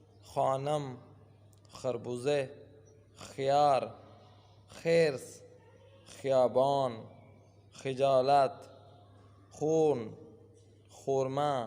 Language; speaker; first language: Persian; non-native, fluent; Urdu